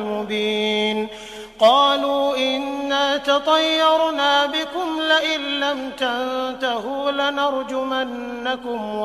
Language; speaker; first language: Arabic; native; Arabic